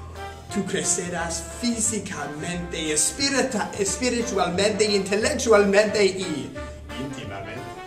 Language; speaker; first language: Spanish; non-native, learner; English